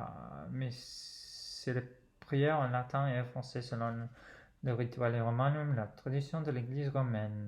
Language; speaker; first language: French; non-native, fluent; English